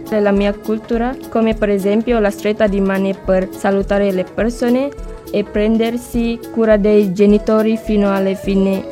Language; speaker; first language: Italian; non-native, learner; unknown